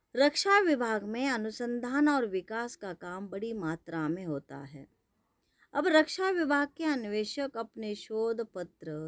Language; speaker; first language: Hindi; non-native, local second language; Marathi